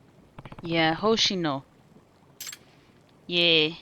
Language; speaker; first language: English; native; English